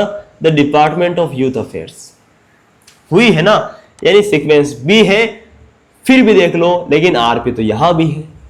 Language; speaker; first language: Hindi; native; Hindi